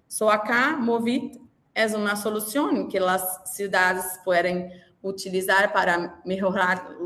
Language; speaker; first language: Spanish; non-native, learner; Portuguese